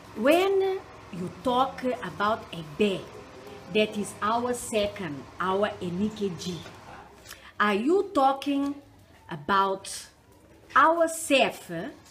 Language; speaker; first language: English; non-native, learner; Portuguese